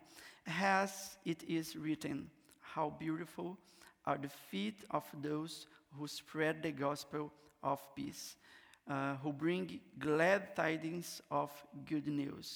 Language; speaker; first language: English; non-native, learner; Portuguese